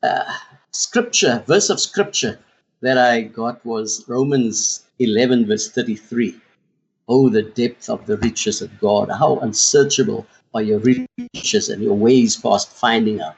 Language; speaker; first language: English; non-native, local second language; Afrikaans